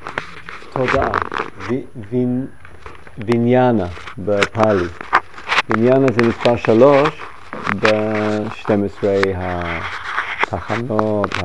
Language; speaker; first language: Hebrew; non-native, fluent; English